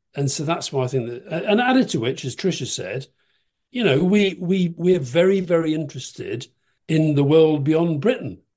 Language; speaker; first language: English; native; English